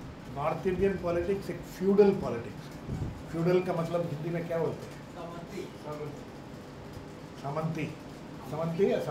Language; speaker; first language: Hindi; non-native, local second language; Kannada